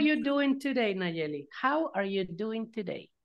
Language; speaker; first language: English; non-native, fluent; Spanish